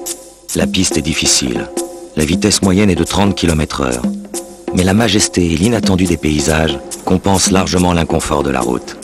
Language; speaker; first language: French; native; French